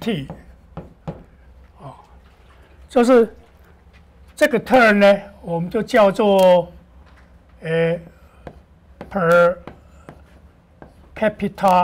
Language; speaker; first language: Chinese; native; Chinese